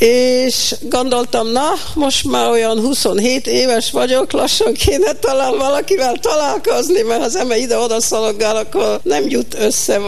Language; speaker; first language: Hungarian; early bilingual, heritage; Hungarian